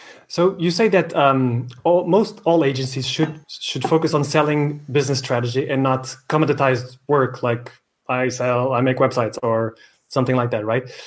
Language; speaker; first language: English; non-native, fluent; Portuguese